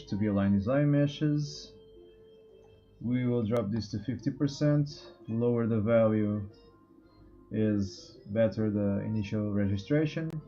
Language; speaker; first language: English; non-native, fluent; Portuguese